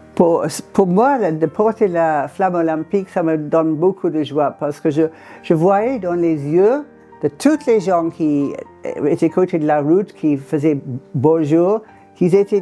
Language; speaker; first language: French; non-native, fluent; English